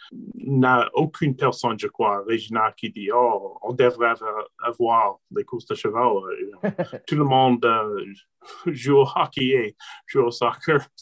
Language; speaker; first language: French; non-native, local second language; English